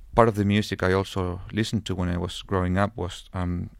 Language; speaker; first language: English; non-native, fluent; Spanish